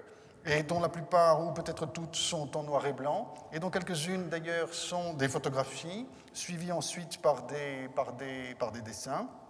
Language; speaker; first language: French; native; French